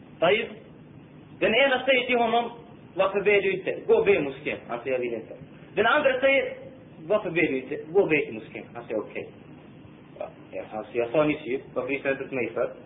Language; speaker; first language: Swedish; non-native, fluent; Arabic